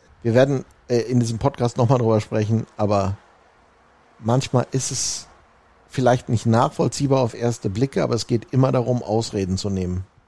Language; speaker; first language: German; native; German